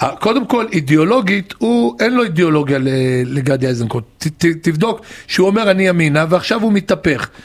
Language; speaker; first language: Hebrew; native; Hebrew